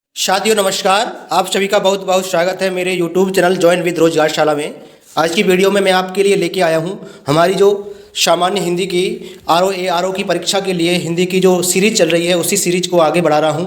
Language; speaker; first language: Hindi; native; Hindi